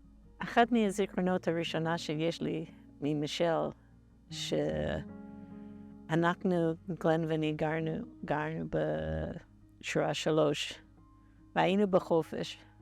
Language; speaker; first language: Hebrew; non-native, fluent; English